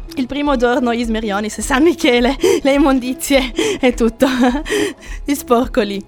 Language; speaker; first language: Italian; non-native, local second language; German